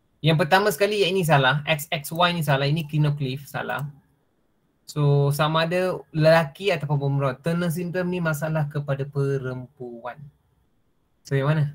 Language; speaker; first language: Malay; non-native, local second language; Tamil